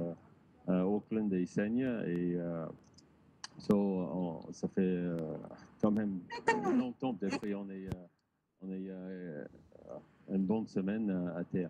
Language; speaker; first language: French; non-native, learner; English